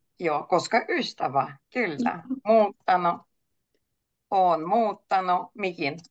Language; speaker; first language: Finnish; native; Finnish